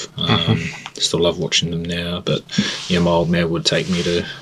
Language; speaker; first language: English; native; English